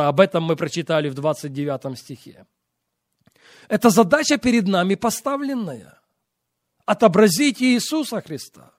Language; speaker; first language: Russian; native; Russian